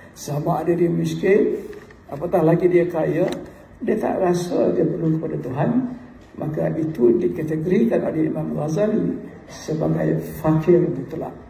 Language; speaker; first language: Malay; native; Malay